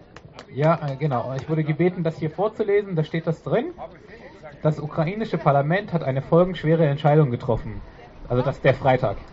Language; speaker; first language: German; native; German